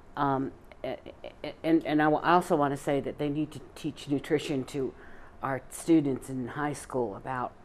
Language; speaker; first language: English; native; English